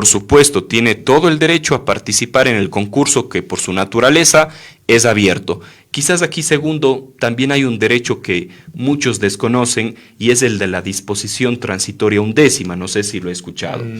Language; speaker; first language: Spanish; native; Spanish